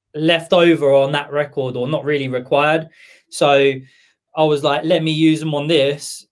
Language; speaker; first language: English; native; English